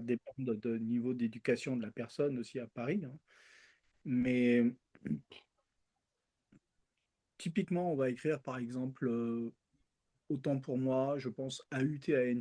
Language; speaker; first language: French; early bilingual, other home language; Spanish